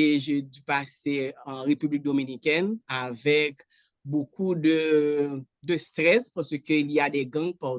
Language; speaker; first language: French; non-native, local second language; Haitian Creole